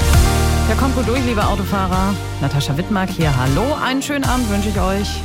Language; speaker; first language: German; native; German